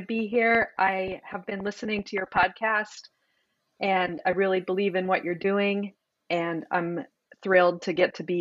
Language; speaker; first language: English; native; English